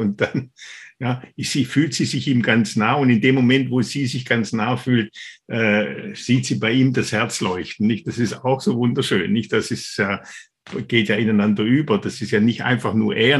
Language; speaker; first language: German; native; German